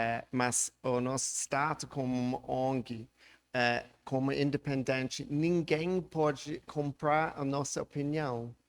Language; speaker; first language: Portuguese; non-native, learner; English